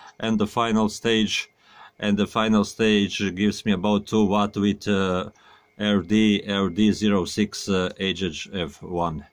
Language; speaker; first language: English; non-native, learner; Croatian